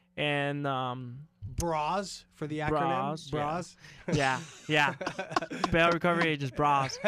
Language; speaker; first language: English; native; English